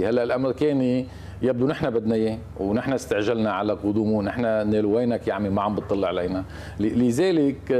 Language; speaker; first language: Arabic; native; Arabic